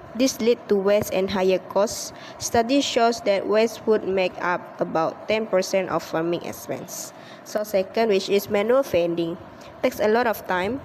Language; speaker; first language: English; non-native, local second language; Malay